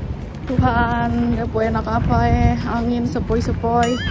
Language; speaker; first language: Indonesian; native; Indonesian